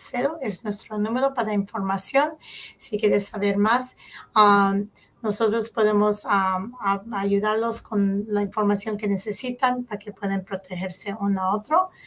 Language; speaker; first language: Spanish; early bilingual, heritage; Spanish